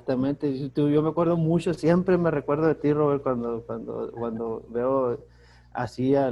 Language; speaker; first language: Spanish; native; Spanish